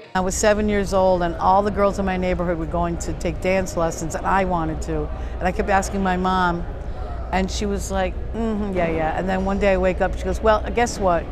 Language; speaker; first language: English; native; English